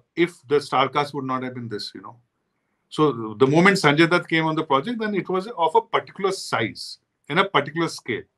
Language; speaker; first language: English; non-native, local second language; Hindi